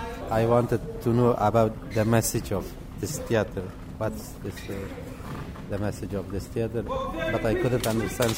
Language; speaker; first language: English; non-native, learner; Persian